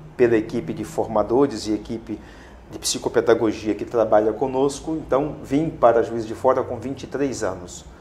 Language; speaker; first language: Portuguese; native; Portuguese